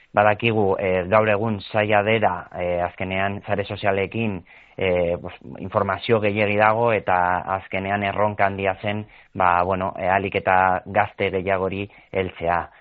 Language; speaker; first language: Basque; non-native, local second language; Spanish